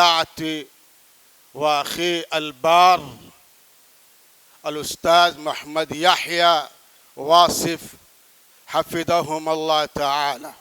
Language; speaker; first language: Arabic; non-native, fluent; Urdu